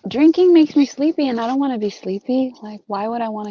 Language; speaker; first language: English; native; English